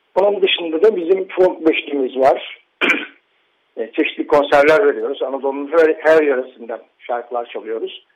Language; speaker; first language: Turkish; native; Turkish